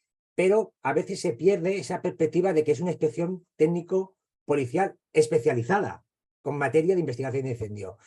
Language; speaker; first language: Spanish; native; Spanish